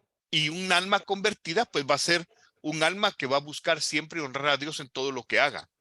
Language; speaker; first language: Spanish; native; Spanish